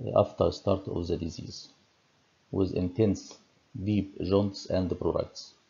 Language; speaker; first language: English; non-native, fluent; Arabic